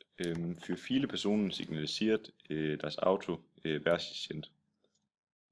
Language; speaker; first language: German; non-native, learner; Danish